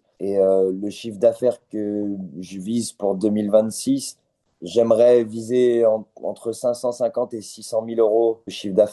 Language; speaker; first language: French; native; French